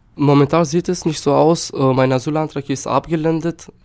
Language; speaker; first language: German; non-native, fluent; Turkish